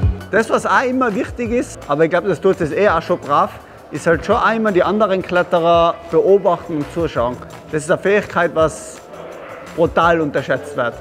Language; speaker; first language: German; native; German